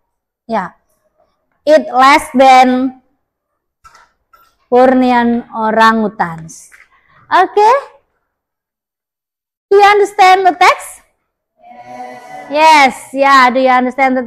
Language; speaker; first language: English; non-native, learner; Indonesian